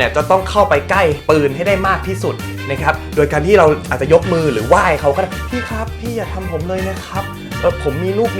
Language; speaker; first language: Thai; native; Thai